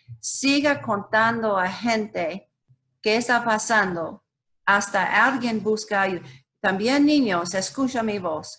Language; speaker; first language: Spanish; non-native, learner; English